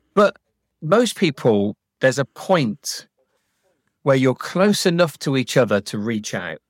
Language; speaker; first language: English; native; English